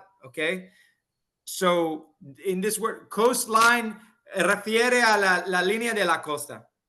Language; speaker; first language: Spanish; non-native, fluent; English